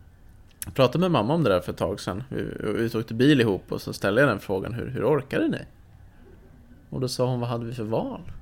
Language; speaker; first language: Swedish; native; Swedish